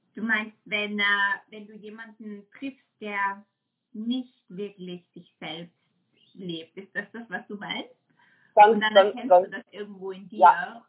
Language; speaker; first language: German; native; German